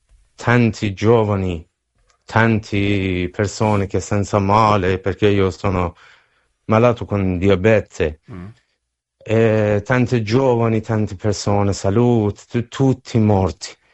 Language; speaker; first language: Italian; non-native, learner; Persian